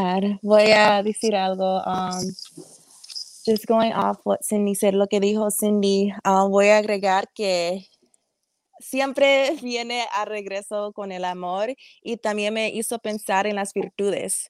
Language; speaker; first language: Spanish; early bilingual, heritage; English